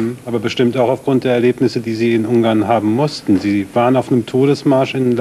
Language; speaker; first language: German; native; German